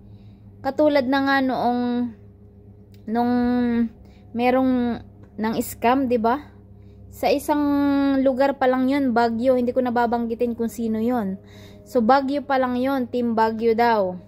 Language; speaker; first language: Filipino; native; Filipino